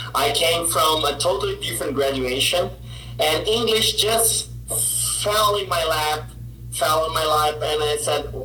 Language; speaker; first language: English; non-native, fluent; Portuguese